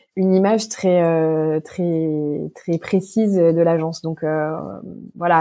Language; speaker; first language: French; native; French